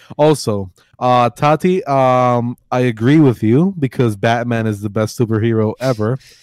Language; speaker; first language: English; non-native, local second language; Spanish